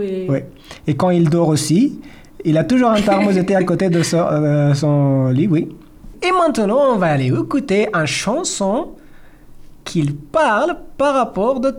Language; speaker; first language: French; non-native, learner; Persian